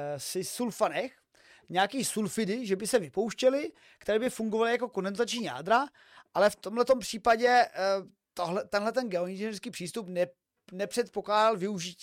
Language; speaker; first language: Czech; native; Czech